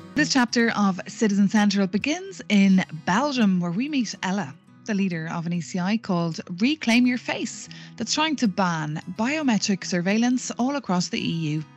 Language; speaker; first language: English; native; English